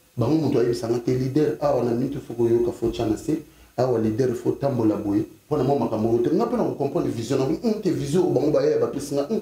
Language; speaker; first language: Lingala; native; Lingala